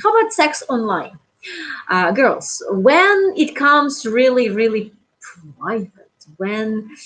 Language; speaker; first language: English; non-native, fluent; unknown